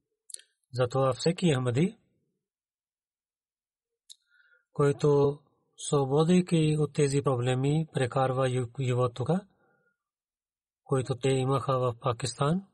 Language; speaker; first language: Bulgarian; non-native, learner; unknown